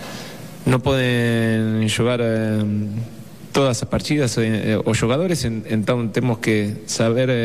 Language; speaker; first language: Portuguese; non-native, fluent; Spanish